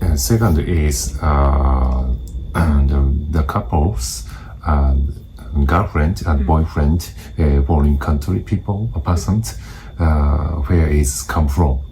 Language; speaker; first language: English; non-native, learner; Japanese